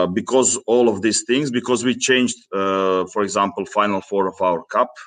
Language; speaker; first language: English; non-native, fluent; Greek